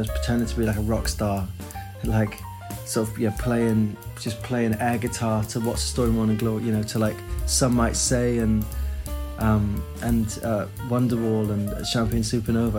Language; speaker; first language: English; native; English